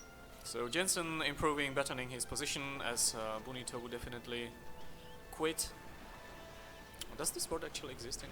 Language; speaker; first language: English; non-native, fluent; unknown